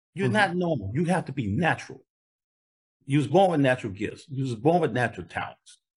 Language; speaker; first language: English; native; English